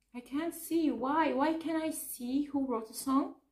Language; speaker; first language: English; non-native, fluent; Arabic